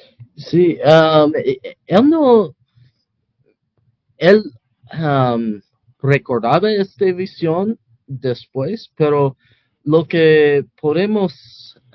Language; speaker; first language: Spanish; non-native, fluent; English